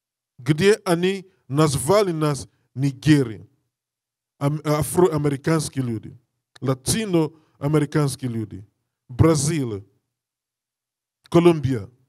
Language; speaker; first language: Russian; non-native, learner; English